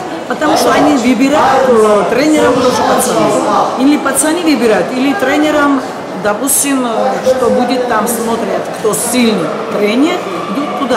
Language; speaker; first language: Russian; non-native, learner; Georgian